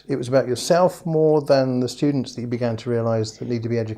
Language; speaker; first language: English; native; English